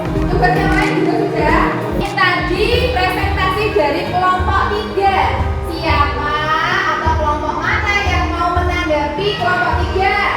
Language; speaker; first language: Indonesian; native; Indonesian